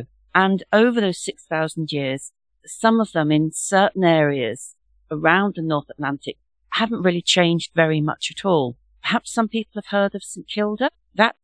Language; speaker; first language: English; native; English